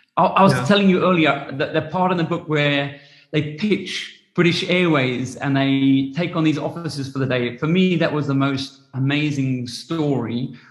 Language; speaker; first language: English; native; English